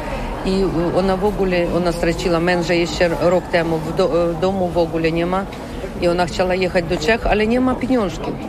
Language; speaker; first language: Polish; non-native, learner; Ukrainian